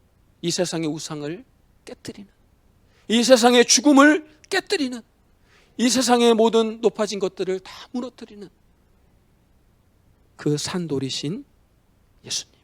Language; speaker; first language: Korean; native; Korean